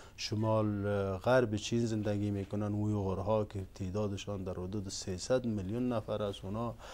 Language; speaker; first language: Persian; non-native, local second language; Uzbek